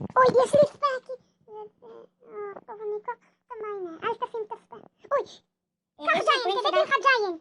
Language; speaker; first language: Hebrew; native; Hebrew